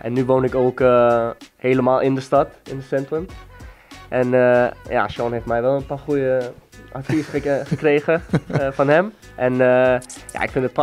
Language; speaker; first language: Dutch; non-native, fluent; Danish